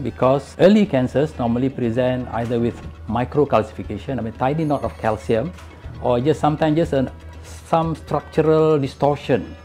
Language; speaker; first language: English; non-native, local second language; Malay